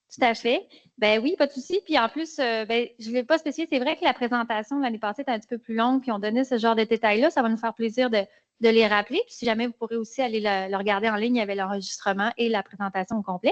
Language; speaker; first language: French; native; French